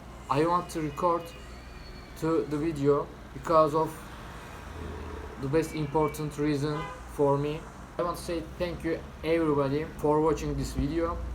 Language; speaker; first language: English; non-native, learner; Turkish